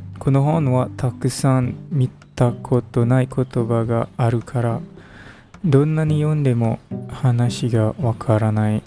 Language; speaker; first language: Japanese; non-native, learner; English